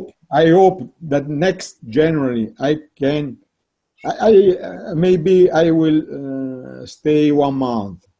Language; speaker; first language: English; non-native, learner; Italian